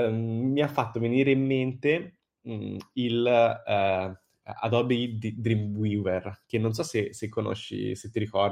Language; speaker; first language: Italian; native; Italian